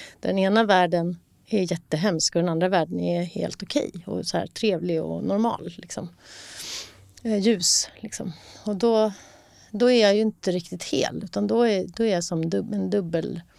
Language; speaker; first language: Swedish; native; Swedish